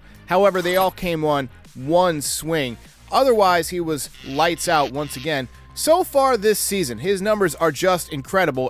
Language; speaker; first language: English; native; English